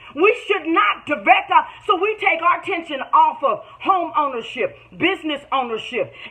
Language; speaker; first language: English; native; English